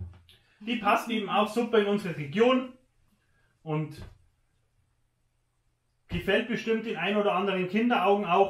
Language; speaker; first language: German; native; German